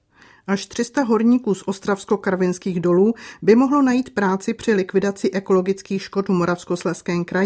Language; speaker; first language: Czech; native; Czech